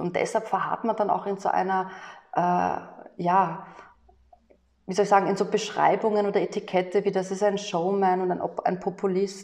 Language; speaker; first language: German; native; German